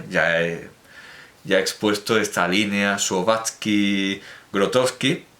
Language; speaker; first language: Spanish; native; Spanish